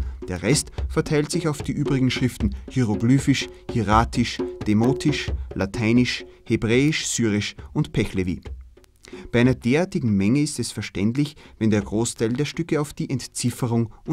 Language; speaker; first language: German; native; German